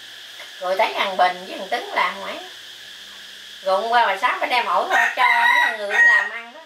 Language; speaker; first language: Vietnamese; native; Vietnamese